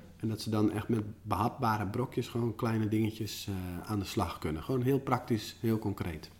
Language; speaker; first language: Dutch; native; Dutch